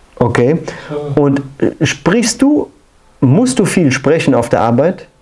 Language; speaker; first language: German; native; German